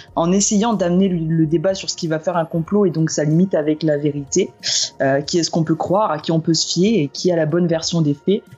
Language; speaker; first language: French; native; French